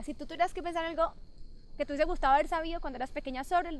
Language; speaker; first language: Spanish; native; Spanish